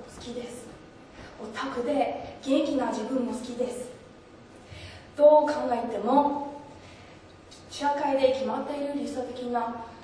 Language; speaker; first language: Japanese; non-native, learner; English